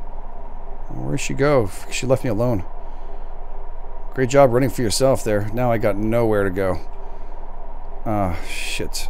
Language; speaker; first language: English; native; English